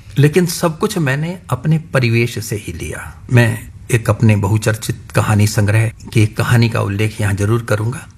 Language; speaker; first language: Hindi; non-native, local second language; Punjabi